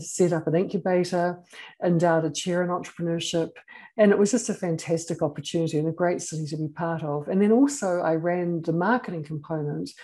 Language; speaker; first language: English; native; English